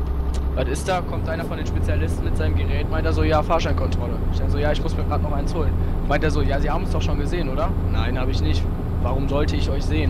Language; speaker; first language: German; native; German